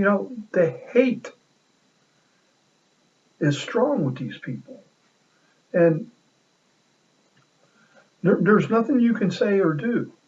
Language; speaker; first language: English; native; English